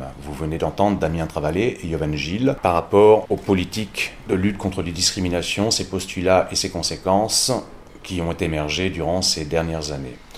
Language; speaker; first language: French; native; French